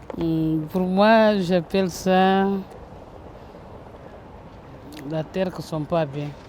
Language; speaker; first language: French; non-native, learner; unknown